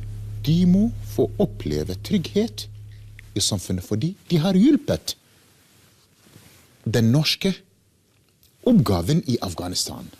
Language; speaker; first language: Norwegian; non-native, fluent; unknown